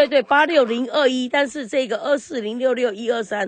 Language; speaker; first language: Chinese; early bilingual, heritage; Chinese